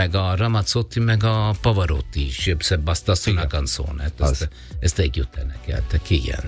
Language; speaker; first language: Hungarian; non-native, fluent; Italian